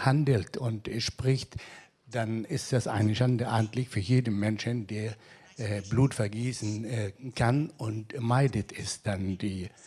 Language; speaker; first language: German; non-native, fluent; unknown